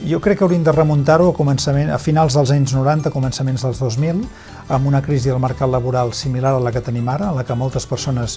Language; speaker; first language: Catalan; native; Catalan